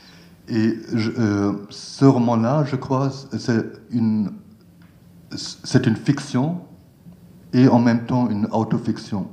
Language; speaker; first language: French; non-native, learner; German